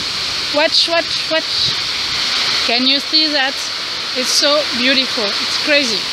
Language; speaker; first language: English; non-native, learner; French